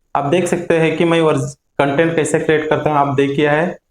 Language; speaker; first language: Hindi; non-native, local second language; Kannada